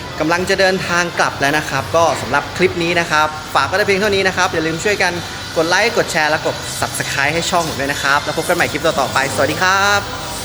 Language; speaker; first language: Thai; native; Thai